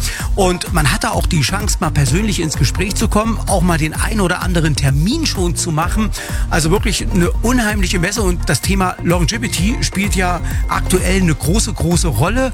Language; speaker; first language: German; native; German